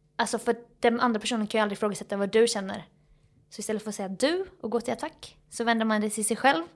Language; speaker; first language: Swedish; native; Swedish